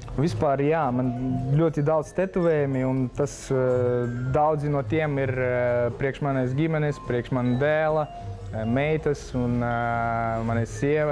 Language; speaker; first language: Latvian; non-native, local second language; Russian